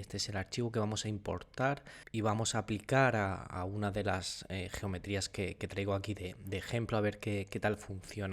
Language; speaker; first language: Spanish; native; Spanish